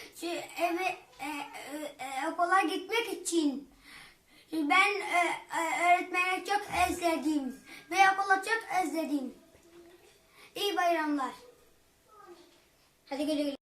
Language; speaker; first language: Turkish; non-native, learner; Arabic